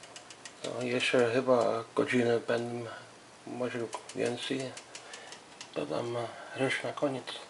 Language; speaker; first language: Polish; early bilingual, heritage; English